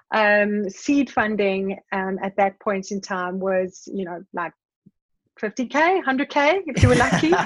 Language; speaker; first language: English; native; English